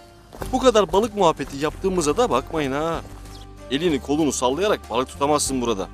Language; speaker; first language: Turkish; native; Turkish